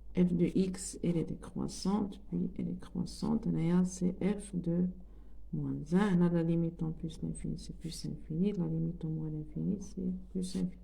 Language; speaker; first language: French; non-native, local second language; Arabic